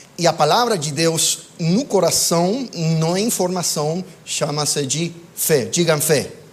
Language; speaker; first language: Portuguese; non-native, fluent; English